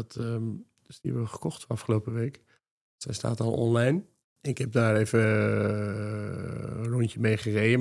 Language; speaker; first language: Dutch; native; Dutch